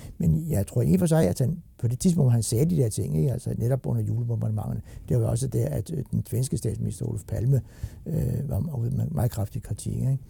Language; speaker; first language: Danish; native; Danish